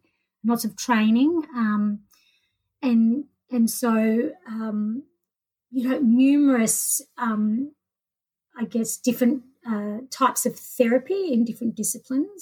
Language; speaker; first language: English; native; English